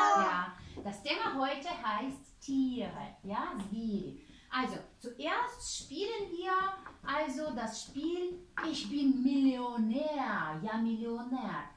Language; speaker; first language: German; non-native, fluent; Ukrainian